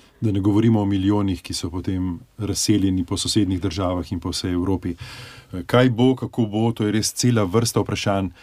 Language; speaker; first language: Slovenian; native; Slovenian